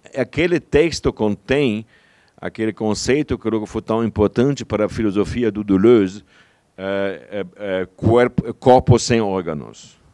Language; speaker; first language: Portuguese; non-native, fluent; German